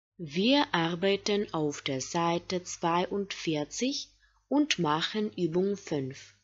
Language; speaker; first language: German; non-native, fluent; Russian